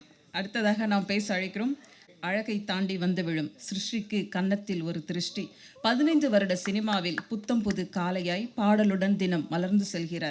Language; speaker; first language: Tamil; native; Tamil